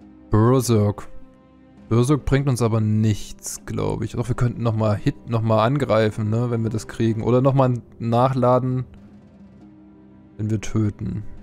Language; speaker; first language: German; native; German